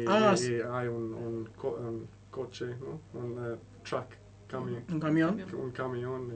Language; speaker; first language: Spanish; non-native, learner; English